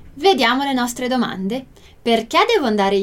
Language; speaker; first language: Italian; non-native, fluent; Portuguese